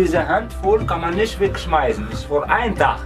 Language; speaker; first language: German; non-native, learner; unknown